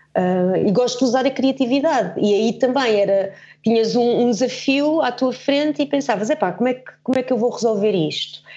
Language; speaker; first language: Portuguese; early bilingual, heritage; Portuguese